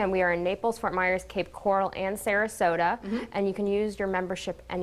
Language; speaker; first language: English; native; English